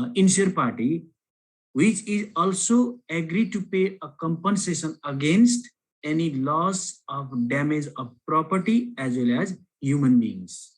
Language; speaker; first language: English; non-native, local second language; Nepali